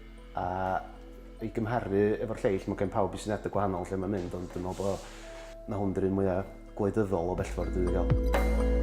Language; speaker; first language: Welsh; native; Welsh